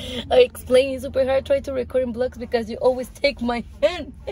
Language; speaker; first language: English; non-native, learner; Spanish